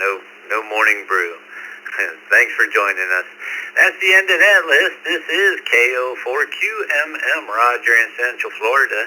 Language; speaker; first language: English; native; English